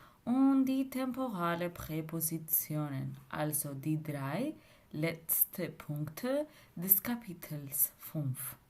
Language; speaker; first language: German; non-native, fluent; Spanish